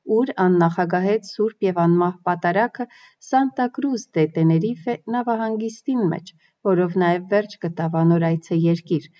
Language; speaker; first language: Armenian; early bilingual, heritage; Armenian